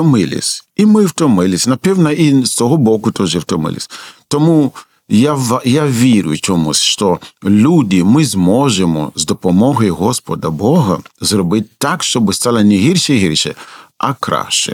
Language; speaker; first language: Ukrainian; non-native, fluent; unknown